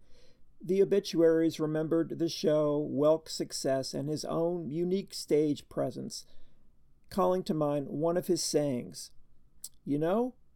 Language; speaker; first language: English; native; English